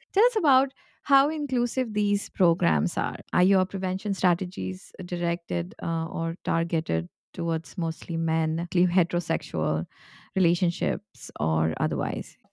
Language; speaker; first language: English; non-native, local second language; Hindi